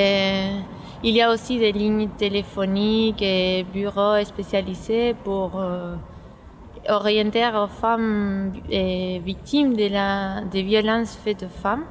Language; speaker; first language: French; non-native, fluent; Spanish